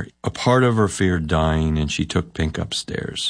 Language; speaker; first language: English; native; English